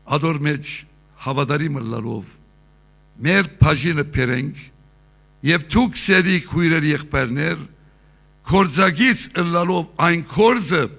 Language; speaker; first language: Armenian; early bilingual, heritage; Armenian